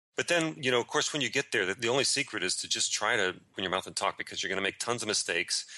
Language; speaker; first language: English; native; English